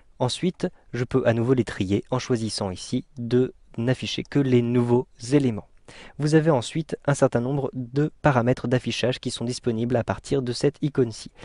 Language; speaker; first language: French; native; French